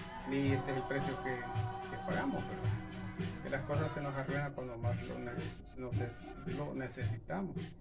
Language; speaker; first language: Spanish; native; Spanish